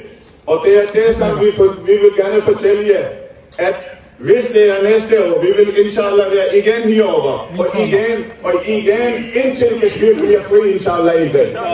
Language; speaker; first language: Danish; non-native, fluent; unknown